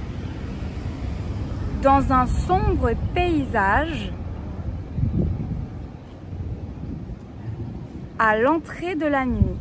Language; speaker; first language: French; native; French